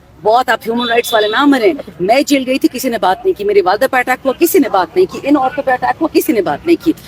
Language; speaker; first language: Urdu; non-native, local second language; Pashto